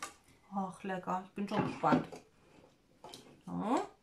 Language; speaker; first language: German; native; German